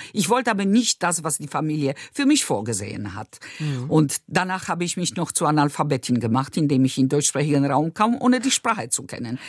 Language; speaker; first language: German; non-native, fluent; Polish